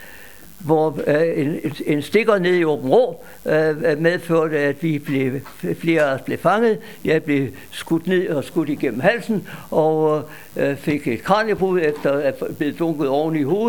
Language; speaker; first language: Danish; native; Danish